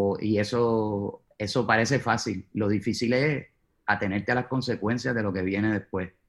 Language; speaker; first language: Spanish; native; Spanish